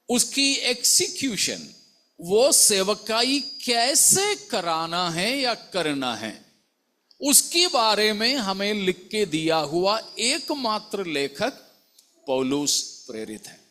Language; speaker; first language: Hindi; non-native, local second language; Malayalam